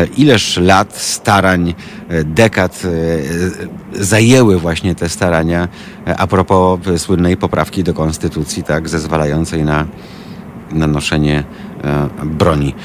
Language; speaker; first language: Polish; native; Polish